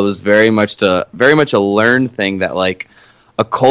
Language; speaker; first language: English; native; English